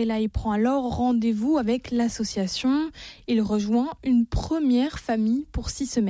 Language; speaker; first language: French; native; French